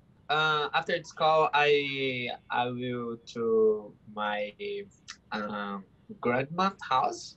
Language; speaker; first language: English; non-native, learner; Portuguese